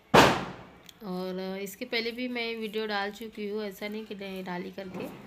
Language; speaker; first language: Hindi; non-native, local second language; Marathi